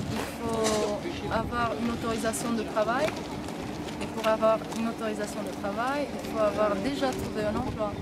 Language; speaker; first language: French; non-native, fluent; Romanian